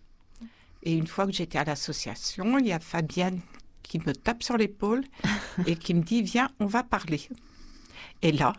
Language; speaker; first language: French; native; French